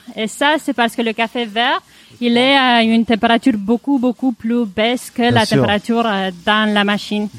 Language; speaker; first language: French; non-native, fluent; Romanian